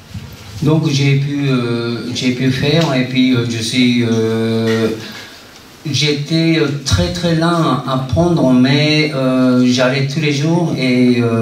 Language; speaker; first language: French; non-native, fluent; Japanese